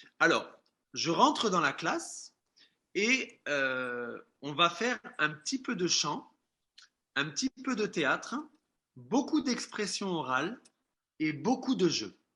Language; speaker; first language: French; native; French